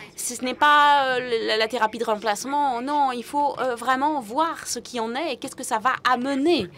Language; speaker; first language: French; non-native, fluent; English